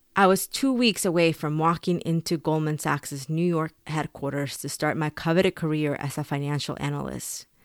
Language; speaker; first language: English; early bilingual, other home language; Spanish